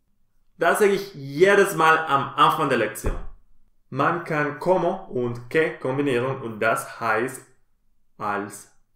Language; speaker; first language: German; non-native, fluent; Spanish